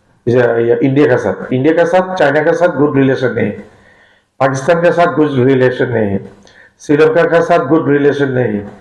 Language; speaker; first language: Hindi; non-native, fluent; Bangla